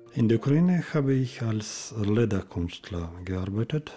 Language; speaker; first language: German; non-native, learner; Ukrainian